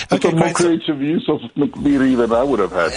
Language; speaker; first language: English; non-native, local second language; Xhosa